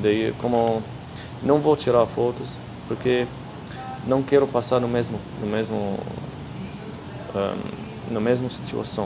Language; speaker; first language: Portuguese; non-native, fluent; Arabic